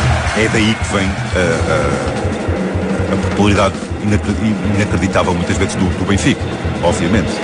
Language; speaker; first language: Portuguese; native; Portuguese